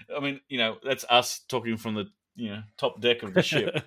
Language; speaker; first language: English; native; English